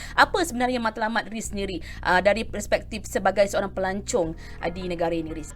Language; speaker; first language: Malay; native; Malay